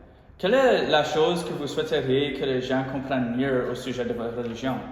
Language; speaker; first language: French; native; French